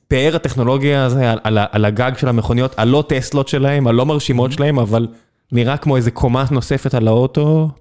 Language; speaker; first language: Hebrew; native; Hebrew